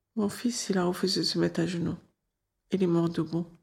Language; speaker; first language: French; non-native, local second language; Arabic